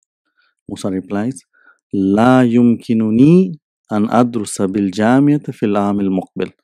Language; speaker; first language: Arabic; non-native, fluent; English